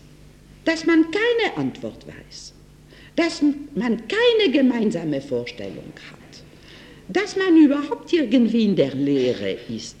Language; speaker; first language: German; non-native, fluent; French